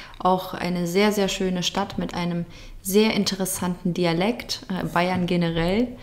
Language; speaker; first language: German; early bilingual, other home language; Russian